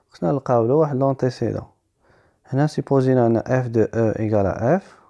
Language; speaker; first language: French; non-native, local second language; Arabic